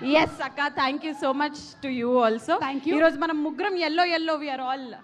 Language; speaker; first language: Telugu; native; Telugu